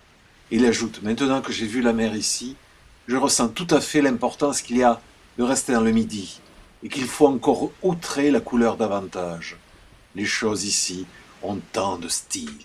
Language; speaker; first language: French; native; French